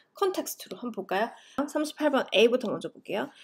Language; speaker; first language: Korean; native; Korean